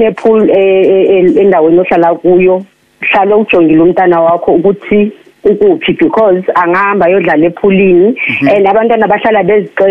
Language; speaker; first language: English; non-native, local second language; Xhosa